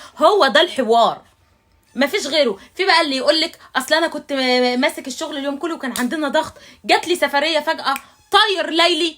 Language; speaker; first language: Arabic; native; Arabic